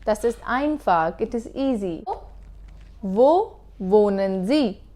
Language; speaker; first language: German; non-native, fluent; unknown